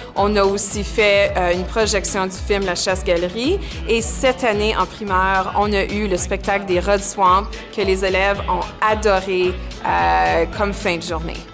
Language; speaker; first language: French; native; French